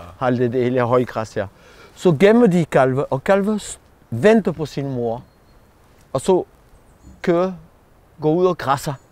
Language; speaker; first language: Danish; non-native, fluent; French